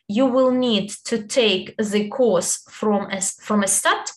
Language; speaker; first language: English; non-native, fluent; Italian